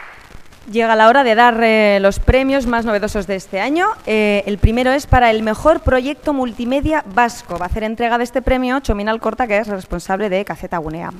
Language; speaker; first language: Spanish; native; Spanish